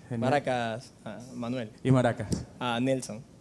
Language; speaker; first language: Spanish; native; Spanish